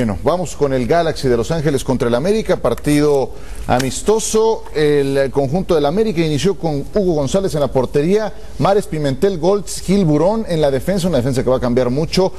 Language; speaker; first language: Spanish; native; Spanish